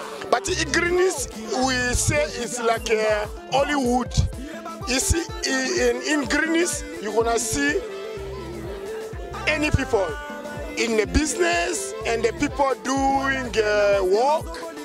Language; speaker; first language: English; non-native, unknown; Lingala